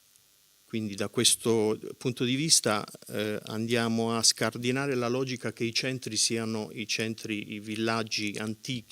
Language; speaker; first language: Italian; native; Italian